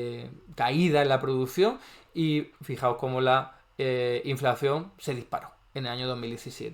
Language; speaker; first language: Spanish; native; Spanish